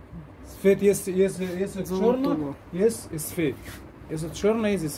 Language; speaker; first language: Russian; non-native, learner; Arabic